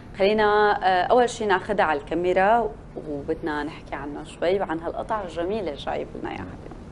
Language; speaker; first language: Arabic; native; Arabic